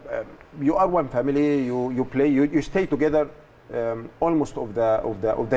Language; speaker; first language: English; non-native, learner; Arabic